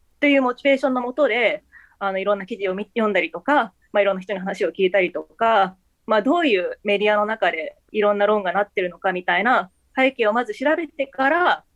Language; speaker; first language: Japanese; early bilingual, heritage; Japanese